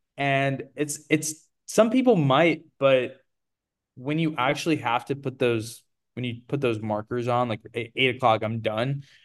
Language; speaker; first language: English; early bilingual, other home language; Portuguese